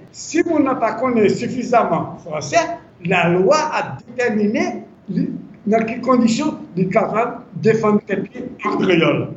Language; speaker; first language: French; non-native, local second language; Haitian Creole